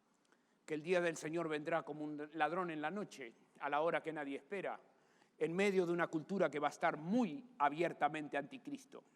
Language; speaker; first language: Spanish; native; Spanish